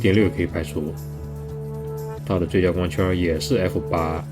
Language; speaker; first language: Chinese; native; Chinese